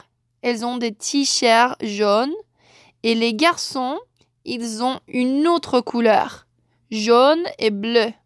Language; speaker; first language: French; non-native, fluent; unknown